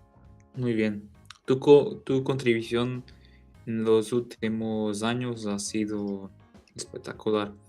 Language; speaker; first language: Spanish; non-native, learner; Portuguese